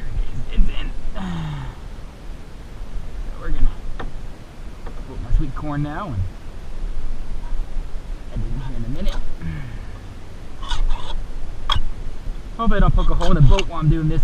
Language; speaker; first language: English; native; English